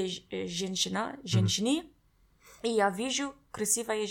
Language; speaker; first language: Russian; non-native, learner; English